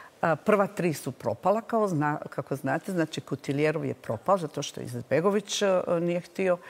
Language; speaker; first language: Croatian; native; Croatian